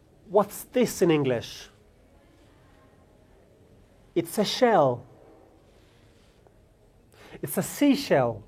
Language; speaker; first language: English; non-native, fluent; Amharic